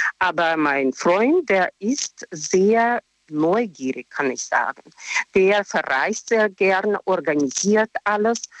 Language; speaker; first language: German; non-native, learner; Russian